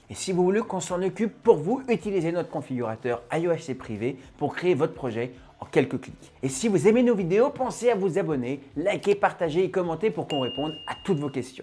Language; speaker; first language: French; native; French